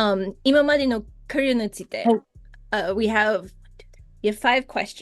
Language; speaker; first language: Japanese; non-native, fluent; English